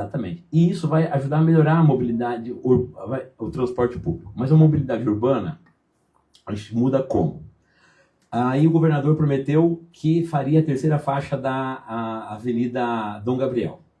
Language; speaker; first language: Portuguese; native; Portuguese